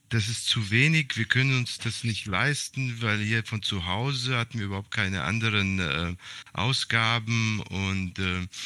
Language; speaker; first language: German; early bilingual, other home language; Serbian